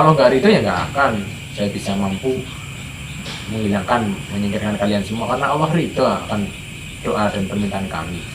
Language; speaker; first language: Indonesian; native; Indonesian